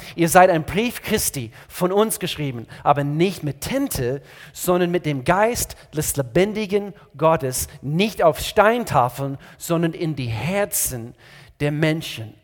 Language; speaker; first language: German; non-native, fluent; English